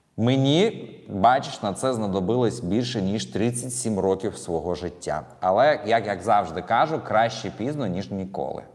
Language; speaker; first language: Ukrainian; non-native, local second language; Russian